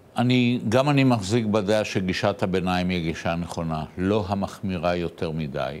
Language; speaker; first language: Hebrew; native; Hebrew